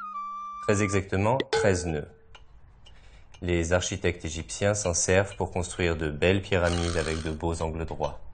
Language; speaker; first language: French; native; French